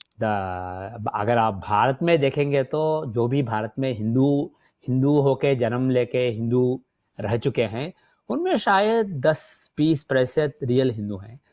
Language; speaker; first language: Hindi; non-native, local second language; Telugu